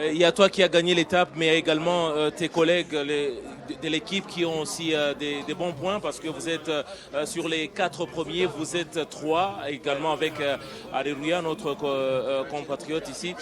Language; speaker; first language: French; non-native, local second language; Kinyarwanda